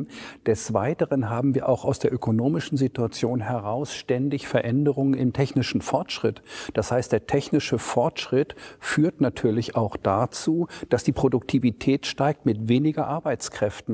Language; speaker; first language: German; native; German